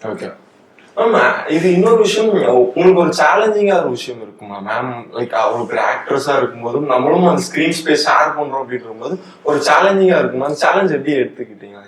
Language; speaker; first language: Tamil; native; Tamil